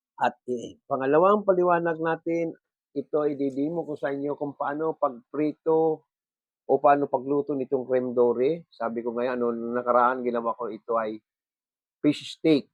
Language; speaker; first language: Filipino; non-native, local second language; Bikol